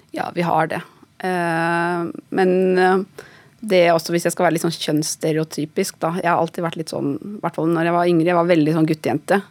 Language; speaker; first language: Norwegian; native; Norwegian